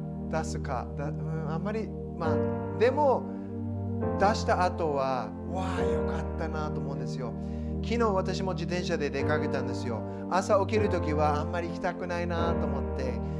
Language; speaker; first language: Japanese; non-native, fluent; English